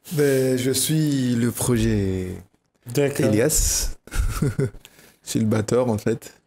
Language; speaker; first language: French; non-native, local second language; Malagasy